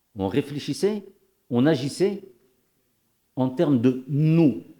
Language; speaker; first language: French; non-native, local second language; Arabic